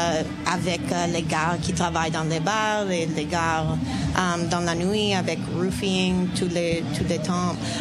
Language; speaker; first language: French; non-native, learner; Spanish